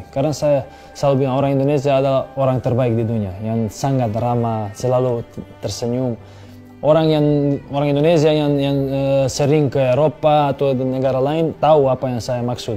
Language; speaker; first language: Indonesian; non-native, fluent; Serbian